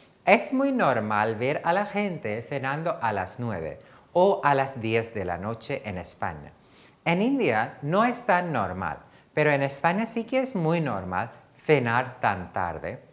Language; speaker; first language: Spanish; non-native, fluent; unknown